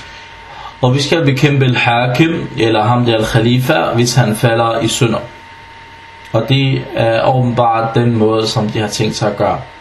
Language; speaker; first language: Danish; early bilingual, other home language; Arabic